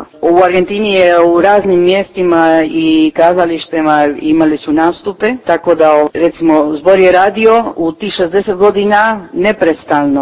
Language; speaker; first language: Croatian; early bilingual, heritage; Croatian